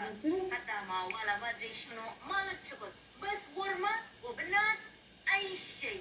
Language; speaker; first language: Arabic; non-native, learner; Nepali